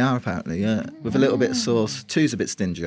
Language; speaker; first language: English; native; English